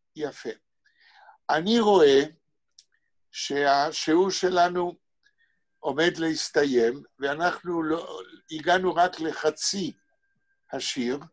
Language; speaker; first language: Hebrew; native; Hebrew